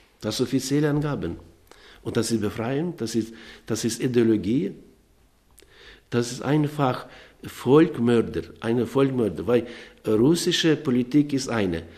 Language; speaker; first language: German; non-native, learner; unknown